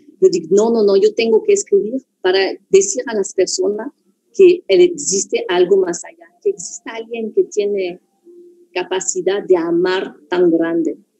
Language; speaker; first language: Spanish; non-native, fluent; French